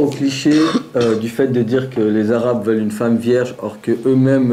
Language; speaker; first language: French; early bilingual, other home language; Arabic